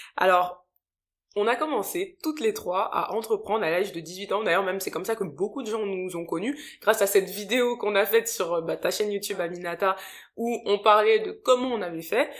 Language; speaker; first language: French; native; French